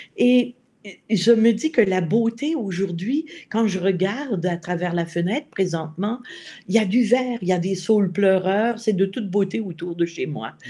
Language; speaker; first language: French; native; French